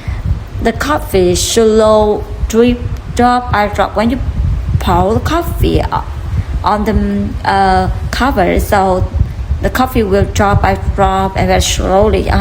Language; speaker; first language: English; non-native, learner; Vietnamese